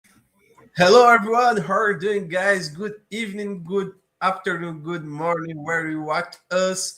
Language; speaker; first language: English; non-native, learner; Portuguese